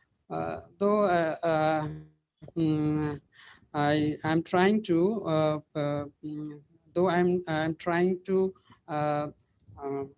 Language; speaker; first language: English; non-native, learner; Bangla